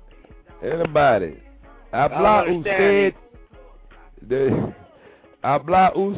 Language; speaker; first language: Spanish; non-native, learner; English